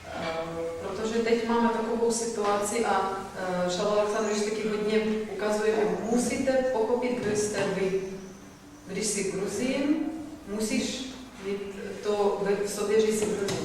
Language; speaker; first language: Czech; non-native, fluent; Russian